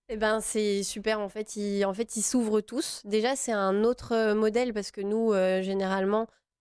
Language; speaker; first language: French; native; French